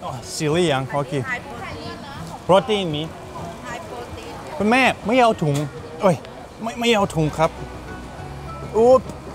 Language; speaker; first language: Thai; non-native, learner; Russian